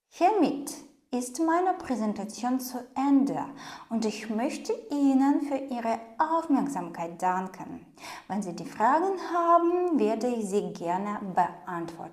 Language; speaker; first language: German; non-native, fluent; Ukrainian